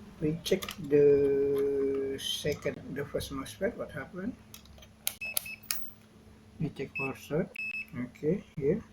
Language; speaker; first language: English; non-native, learner; Indonesian